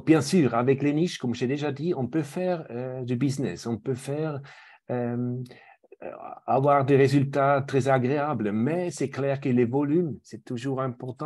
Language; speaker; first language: French; non-native, fluent; German